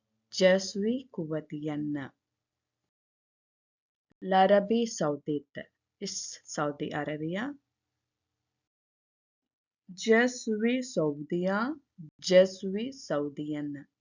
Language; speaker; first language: French; non-native, learner; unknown